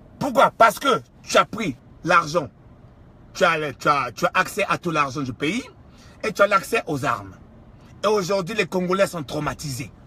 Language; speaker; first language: French; non-native, local second language; Kongo